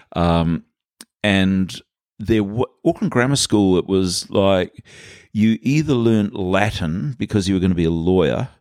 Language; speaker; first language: English; native; English